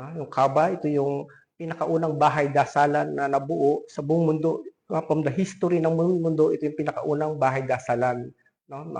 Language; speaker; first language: Filipino; non-native, local second language; Pampanga